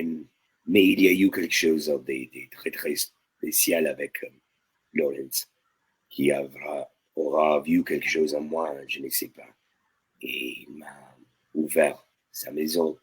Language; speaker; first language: French; non-native, fluent; Italian